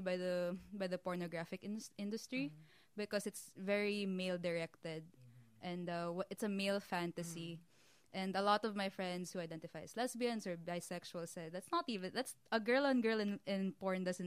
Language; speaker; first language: English; non-native, local second language; Filipino